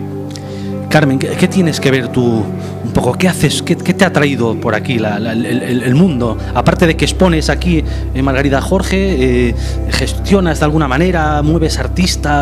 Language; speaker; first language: Spanish; native; Spanish